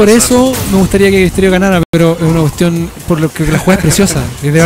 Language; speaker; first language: Spanish; native; Spanish